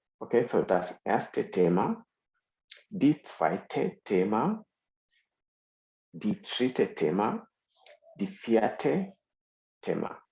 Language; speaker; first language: German; non-native, fluent; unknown